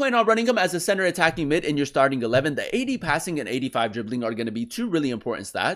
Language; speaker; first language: English; native; English